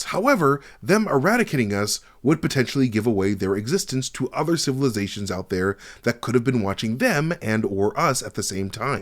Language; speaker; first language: English; native; English